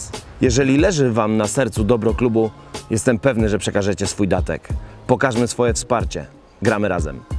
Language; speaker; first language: Polish; native; Polish